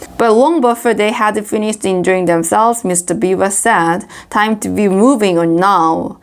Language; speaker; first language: English; non-native, fluent; Korean